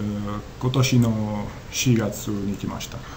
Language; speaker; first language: Japanese; non-native, learner; Italian